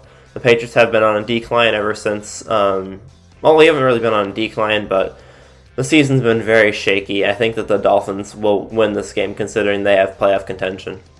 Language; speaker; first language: English; native; English